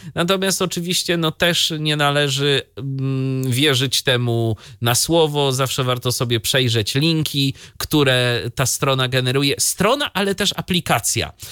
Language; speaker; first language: Polish; native; Polish